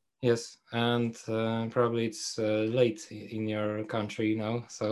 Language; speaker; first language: English; non-native, fluent; Polish